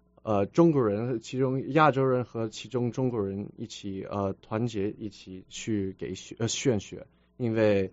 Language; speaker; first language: Chinese; early bilingual, heritage; Chinese